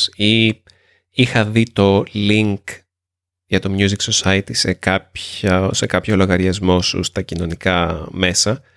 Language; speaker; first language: Greek; native; Greek